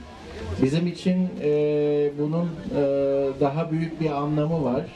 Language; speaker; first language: Turkish; native; Turkish